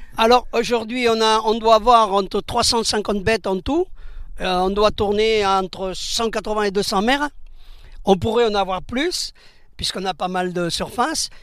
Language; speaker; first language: French; early bilingual, other home language; Spanish